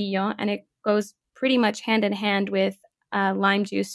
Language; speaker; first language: English; native; English